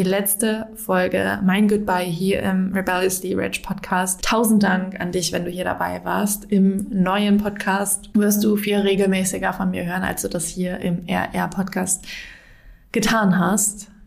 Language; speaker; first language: German; native; German